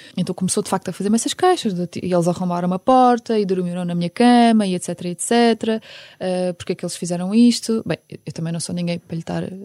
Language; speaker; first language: Portuguese; early bilingual, other home language; Ukrainian